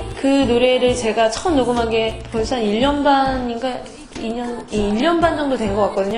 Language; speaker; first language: Korean; native; Korean